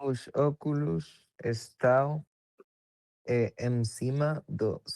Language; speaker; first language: Portuguese; non-native, learner; Spanish